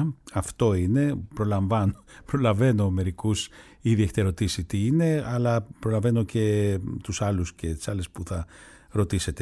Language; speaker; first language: Greek; native; Greek